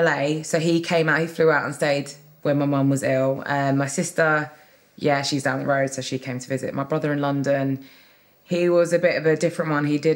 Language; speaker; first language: English; native; English